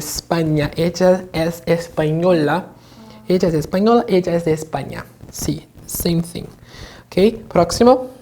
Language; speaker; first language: Spanish; non-native, fluent; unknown